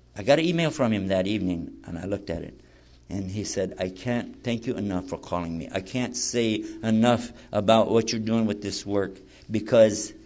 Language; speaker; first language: English; native; English